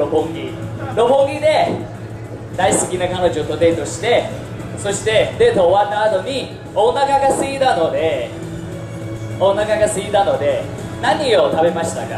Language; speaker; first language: Japanese; non-native, fluent; Chinese